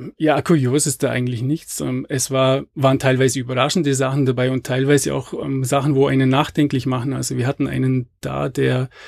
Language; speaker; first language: German; native; German